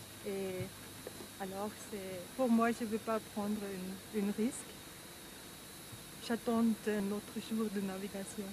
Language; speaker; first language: French; non-native, fluent; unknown